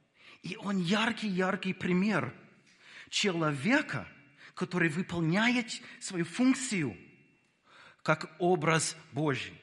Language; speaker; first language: Russian; non-native, fluent; English